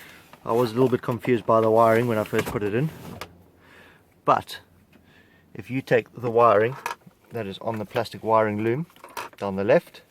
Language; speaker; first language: English; native; English